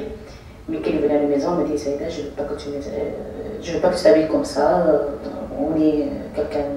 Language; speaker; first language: French; non-native, fluent; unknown